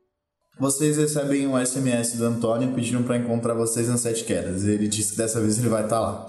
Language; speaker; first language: Portuguese; native; Portuguese